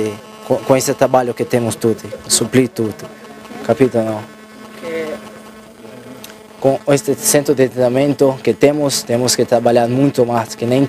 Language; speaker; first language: Italian; non-native, learner; Portuguese